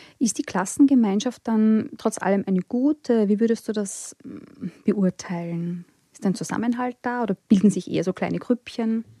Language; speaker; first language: German; native; German